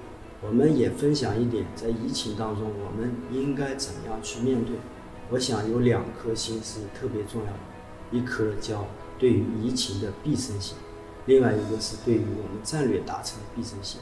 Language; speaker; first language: Chinese; native; Chinese